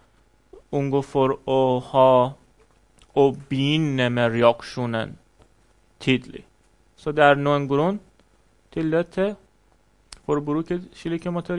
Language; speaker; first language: Norwegian; non-native, learner; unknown